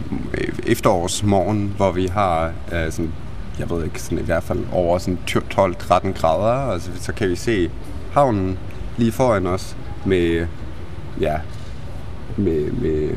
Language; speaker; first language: German; native; German